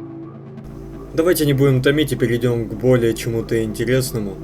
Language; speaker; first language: Russian; native; Russian